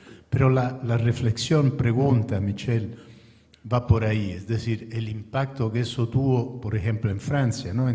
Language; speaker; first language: Spanish; non-native, fluent; Italian